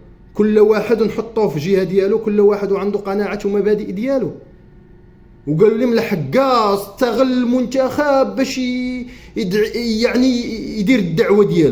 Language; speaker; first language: Arabic; native; Arabic